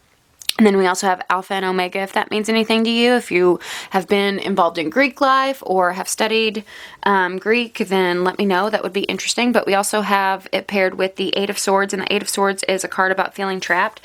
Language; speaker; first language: English; native; English